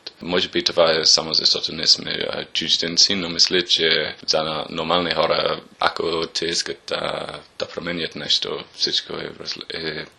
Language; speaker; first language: Bulgarian; non-native, learner; English